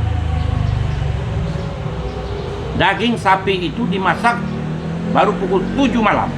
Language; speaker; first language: Indonesian; native; Indonesian